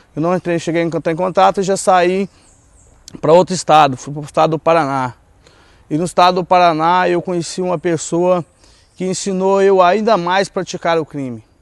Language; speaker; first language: Portuguese; native; Portuguese